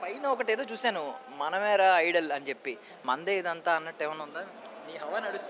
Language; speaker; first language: Telugu; native; Telugu